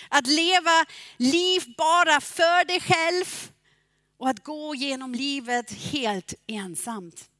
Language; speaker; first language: Swedish; non-native, fluent; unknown